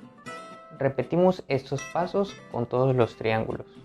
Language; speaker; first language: Spanish; native; Spanish